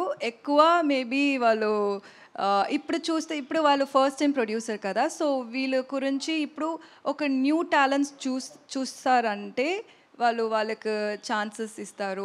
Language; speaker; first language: Telugu; non-native, learner; Tamil